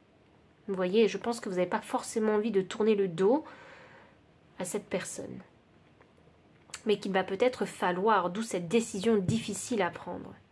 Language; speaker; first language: French; native; French